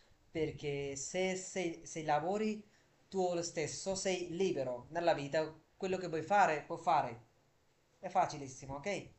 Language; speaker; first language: Italian; non-native, fluent; Bangla